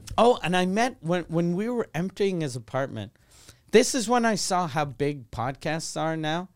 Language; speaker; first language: English; non-native, local second language; French